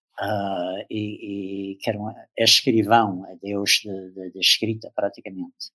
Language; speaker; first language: Portuguese; non-native, fluent; English